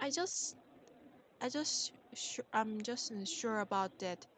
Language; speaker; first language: English; non-native, learner; Korean